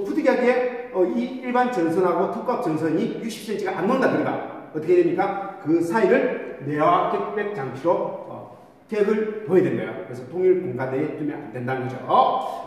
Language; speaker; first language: Korean; native; Korean